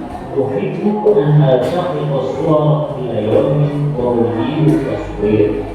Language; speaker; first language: Arabic; non-native, learner; Indonesian